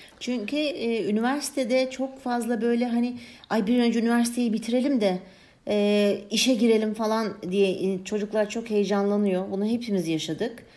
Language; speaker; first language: Turkish; early bilingual, heritage; Turkish